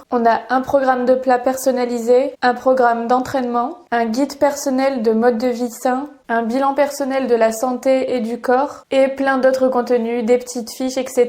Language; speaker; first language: French; native; French